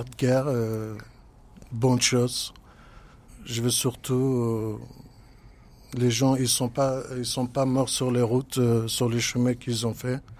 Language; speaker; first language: French; non-native, learner; Kurdish